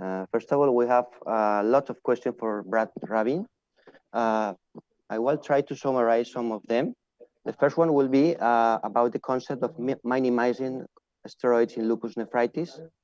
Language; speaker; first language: English; non-native, fluent; Spanish